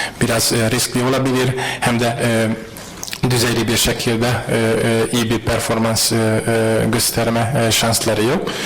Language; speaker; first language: Turkish; non-native, fluent; Hungarian